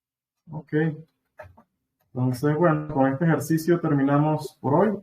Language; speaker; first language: Spanish; native; Spanish